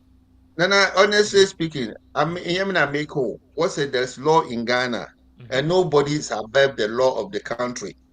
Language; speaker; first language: English; non-native, local second language; Akan